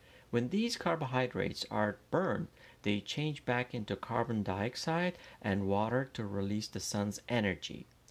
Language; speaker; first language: English; non-native, fluent; Persian